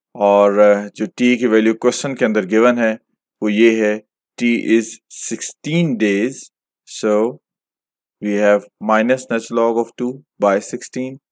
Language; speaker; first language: English; non-native, local second language; Hindi